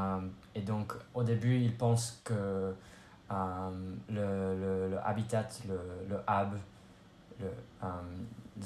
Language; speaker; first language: French; non-native, learner; English